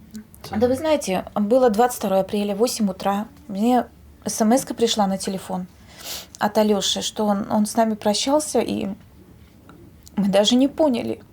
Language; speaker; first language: Russian; native; Russian